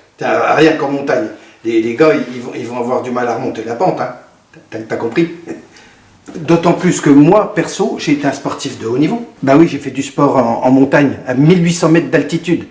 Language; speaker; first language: French; native; French